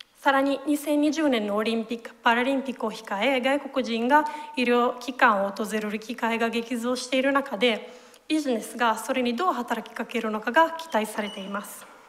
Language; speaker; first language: Japanese; non-native, fluent; Italian